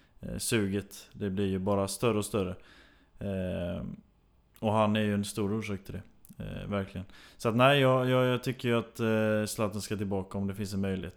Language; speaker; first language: Swedish; native; Swedish